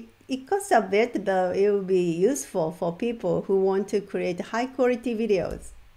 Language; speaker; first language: English; non-native, fluent; Japanese